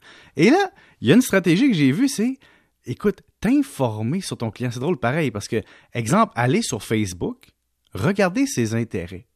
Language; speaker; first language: French; native; French